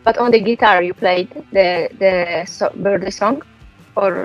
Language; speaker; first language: English; non-native, fluent; Italian